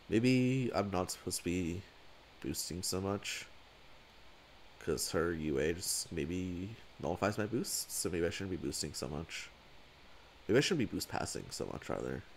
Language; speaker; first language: English; native; English